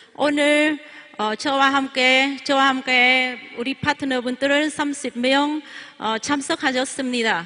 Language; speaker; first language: Korean; non-native, learner; Vietnamese